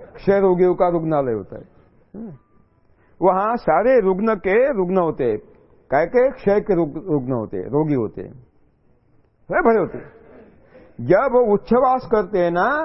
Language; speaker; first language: Hindi; non-native, local second language; Marathi